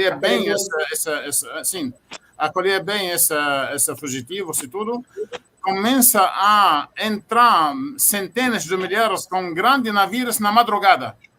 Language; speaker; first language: Portuguese; non-native, fluent; Arabic